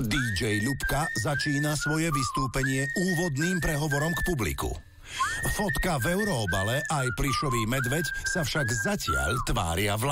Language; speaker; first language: Slovak; native; Slovak